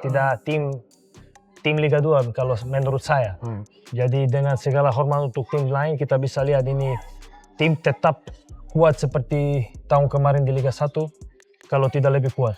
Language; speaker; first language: Indonesian; non-native, fluent; Serbian